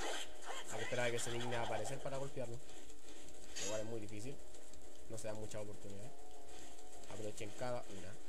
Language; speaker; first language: Spanish; native; Spanish